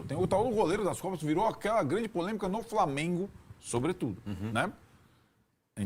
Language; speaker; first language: Portuguese; native; Portuguese